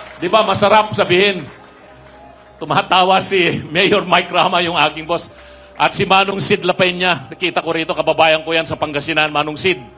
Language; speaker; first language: Filipino; non-native, local second language; Iloko